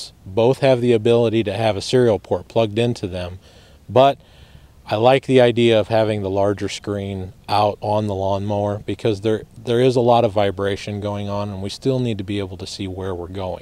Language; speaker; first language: English; native; English